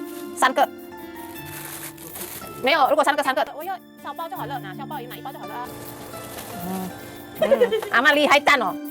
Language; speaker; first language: Chinese; non-native, learner; Javanese